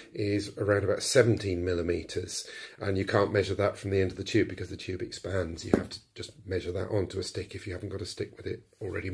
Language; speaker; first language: English; native; English